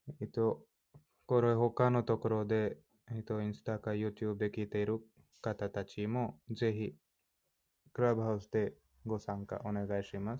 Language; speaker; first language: Japanese; non-native, fluent; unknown